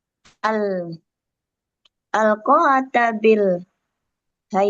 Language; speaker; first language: Arabic; non-native, learner; Indonesian